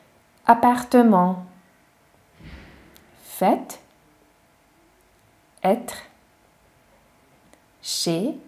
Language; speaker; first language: French; non-native, fluent; Hungarian